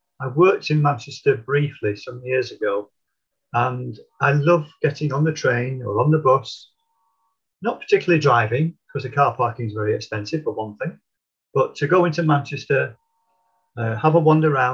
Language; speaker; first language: English; native; English